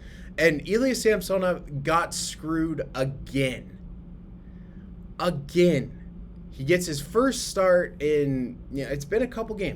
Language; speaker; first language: English; native; English